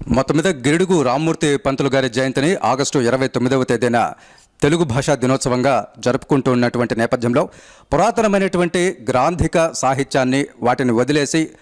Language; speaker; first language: Telugu; native; Telugu